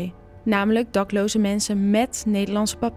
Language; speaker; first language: Dutch; native; Dutch